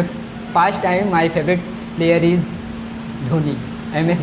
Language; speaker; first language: English; non-native, learner; Hindi